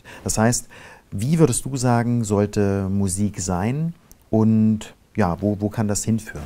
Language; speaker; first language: German; native; German